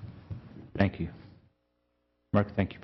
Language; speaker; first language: English; native; English